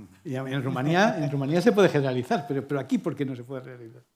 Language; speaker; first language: Spanish; native; Spanish